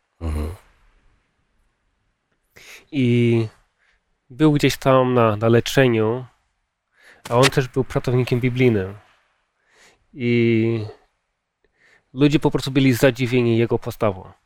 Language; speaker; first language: Polish; early bilingual, heritage; Polish